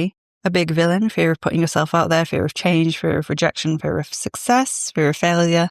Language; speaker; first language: English; native; English